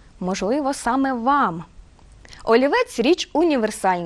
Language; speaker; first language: Ukrainian; native; Ukrainian